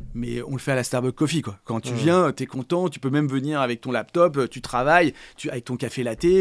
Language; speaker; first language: French; native; French